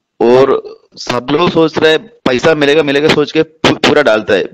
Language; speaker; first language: Hindi; non-native, local second language; Malayalam